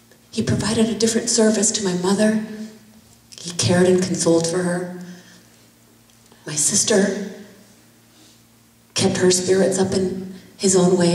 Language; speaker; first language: English; early bilingual, other home language; Persian